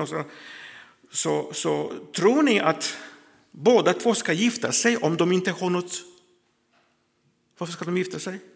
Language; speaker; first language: Swedish; non-native, fluent; Croatian